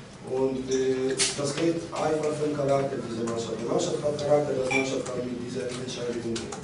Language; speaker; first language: German; non-native, learner; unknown